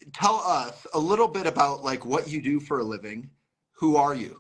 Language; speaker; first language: English; native; English